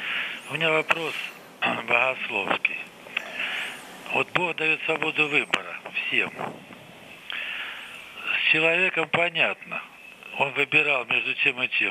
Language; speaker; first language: Russian; native; Russian